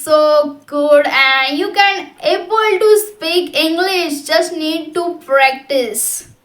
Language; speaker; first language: English; non-native, local second language; Hindi